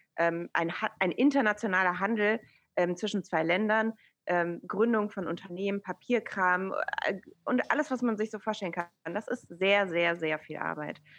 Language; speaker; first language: German; early bilingual, other home language; Persian